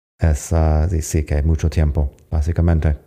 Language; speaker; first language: Spanish; non-native, fluent; English